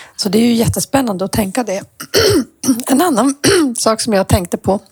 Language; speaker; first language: Swedish; native; Swedish